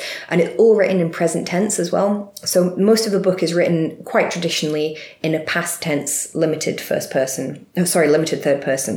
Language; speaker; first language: English; native; English